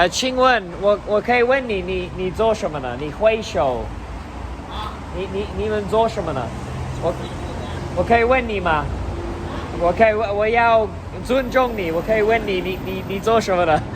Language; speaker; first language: Chinese; non-native, learner; English